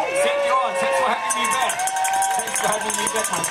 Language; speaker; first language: English; non-native, fluent; German